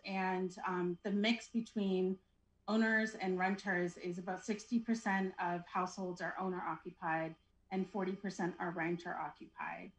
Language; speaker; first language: English; native; English